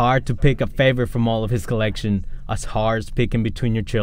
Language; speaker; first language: English; native; English